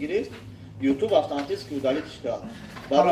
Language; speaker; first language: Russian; non-native, fluent; Tajik